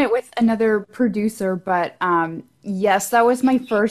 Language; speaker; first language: English; native; English